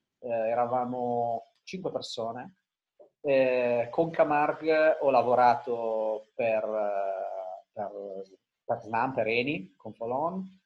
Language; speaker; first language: Italian; early bilingual, heritage; Italian